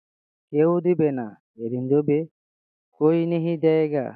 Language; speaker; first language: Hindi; non-native, learner; Bangla